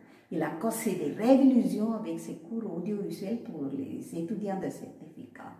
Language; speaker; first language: French; non-native, fluent; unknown